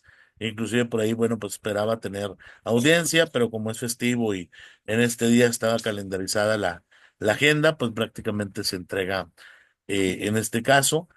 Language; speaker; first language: Spanish; native; Spanish